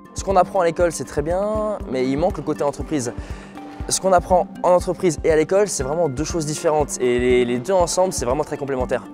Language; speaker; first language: French; native; French